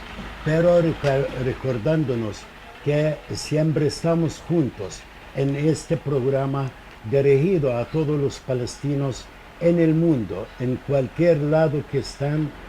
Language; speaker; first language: Spanish; non-native, fluent; Arabic